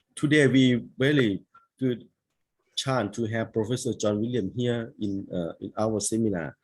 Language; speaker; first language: English; non-native, learner; Thai